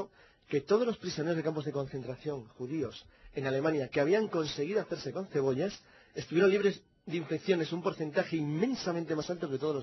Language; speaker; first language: Spanish; native; Spanish